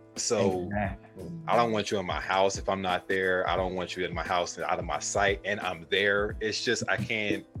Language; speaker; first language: English; native; English